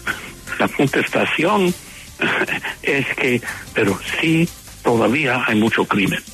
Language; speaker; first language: Spanish; non-native, fluent; English